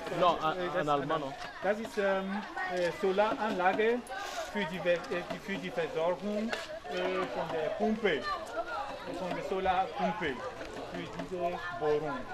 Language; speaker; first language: German; non-native, fluent; Ewe